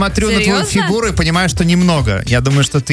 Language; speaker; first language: Russian; native; Russian